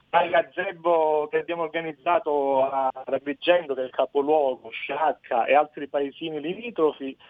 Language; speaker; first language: Italian; native; Italian